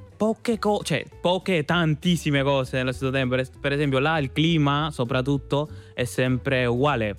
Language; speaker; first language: Italian; non-native, fluent; Spanish